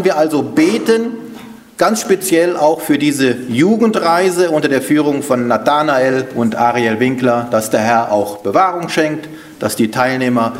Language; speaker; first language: German; native; German